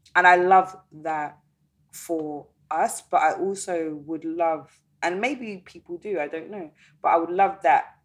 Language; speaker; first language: English; native; English